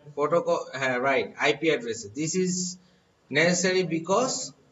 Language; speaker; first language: English; non-native, local second language; Bangla